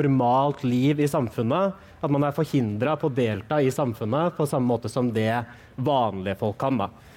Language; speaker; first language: Norwegian; native; Norwegian